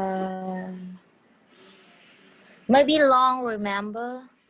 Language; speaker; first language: English; non-native, learner; Vietnamese